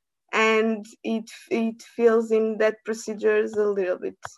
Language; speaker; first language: English; non-native, learner; Portuguese